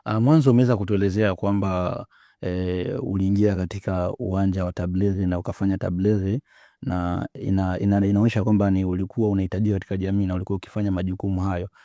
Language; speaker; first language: Swahili; native; Swahili